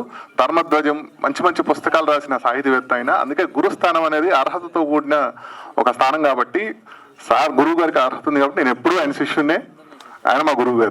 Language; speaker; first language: Telugu; native; Telugu